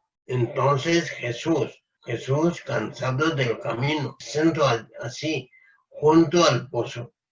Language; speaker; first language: Spanish; non-native, fluent; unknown